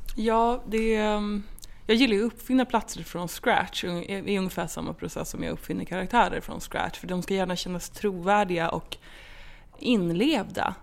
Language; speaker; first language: Swedish; native; Swedish